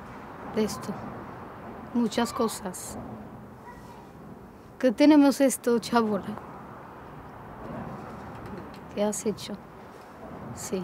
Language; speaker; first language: Spanish; non-native, learner; Romanian